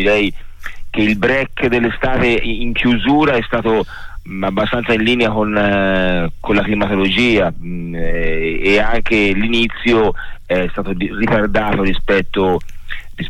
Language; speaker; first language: Italian; native; Italian